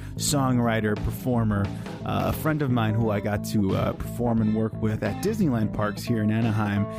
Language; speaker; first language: English; native; English